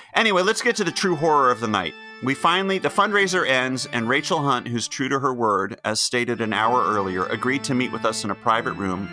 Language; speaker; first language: English; native; English